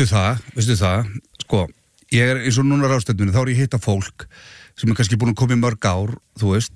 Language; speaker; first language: Icelandic; native; Icelandic